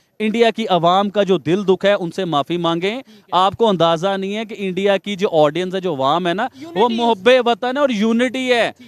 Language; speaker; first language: Urdu; non-native, local second language; Punjabi